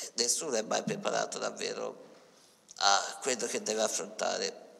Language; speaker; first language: Italian; native; Italian